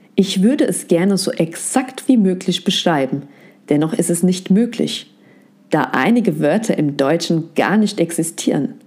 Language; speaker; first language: German; native; German